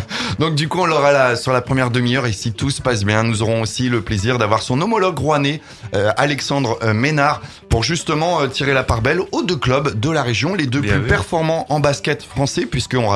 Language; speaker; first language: French; native; French